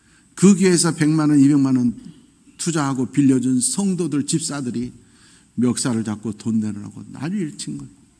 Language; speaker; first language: Korean; native; Korean